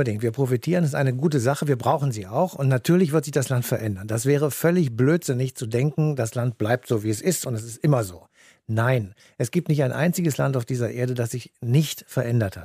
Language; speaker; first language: German; native; German